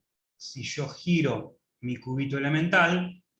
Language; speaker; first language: Spanish; native; Spanish